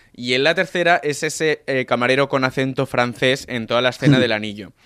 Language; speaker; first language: Spanish; non-native, local second language; Catalan